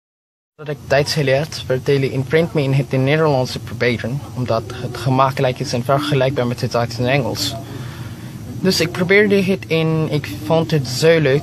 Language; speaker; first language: Dutch; non-native, learner; Filipino